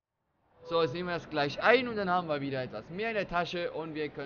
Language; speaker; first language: German; native; German